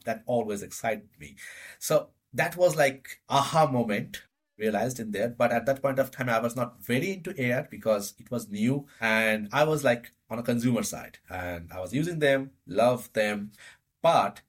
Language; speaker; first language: English; non-native, local second language; Bangla